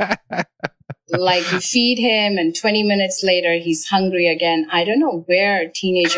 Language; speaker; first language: English; non-native, local second language; Malayalam